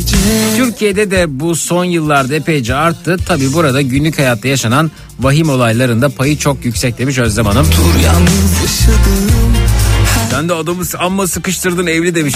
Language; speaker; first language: Turkish; native; Turkish